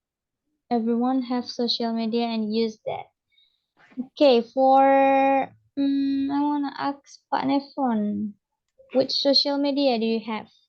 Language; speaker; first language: English; non-native, learner; Indonesian